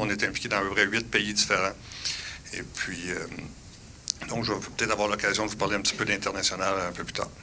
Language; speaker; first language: French; native; French